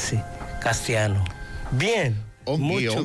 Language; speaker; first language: Spanish; non-native, learner; Arabic